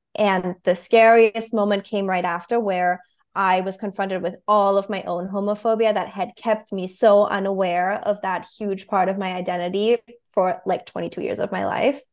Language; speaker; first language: English; non-native, fluent; German